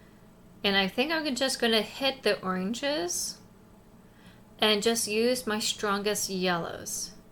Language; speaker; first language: English; native; English